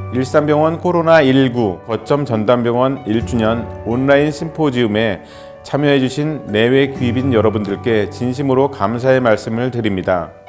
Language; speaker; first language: Korean; native; Korean